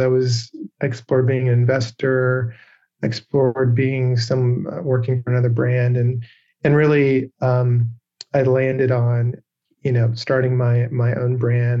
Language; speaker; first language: English; native; English